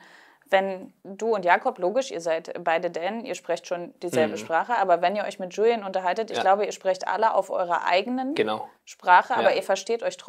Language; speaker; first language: German; native; German